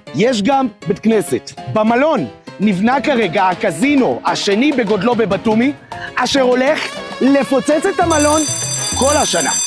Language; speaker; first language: Hebrew; native; Hebrew